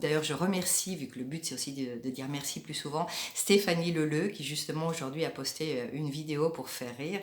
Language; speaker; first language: French; native; French